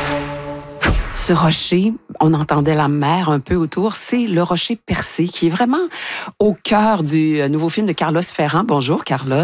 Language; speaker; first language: French; native; French